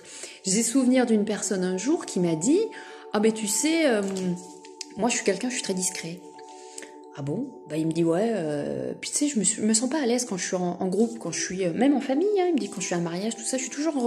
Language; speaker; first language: French; native; French